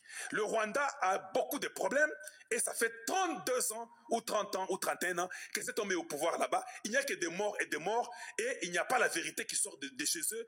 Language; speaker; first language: French; non-native, local second language; Lingala